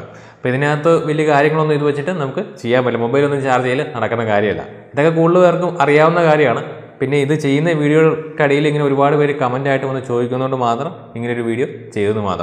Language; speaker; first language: Malayalam; native; Malayalam